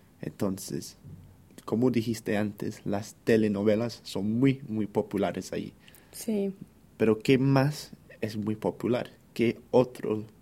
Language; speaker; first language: Spanish; non-native, fluent; English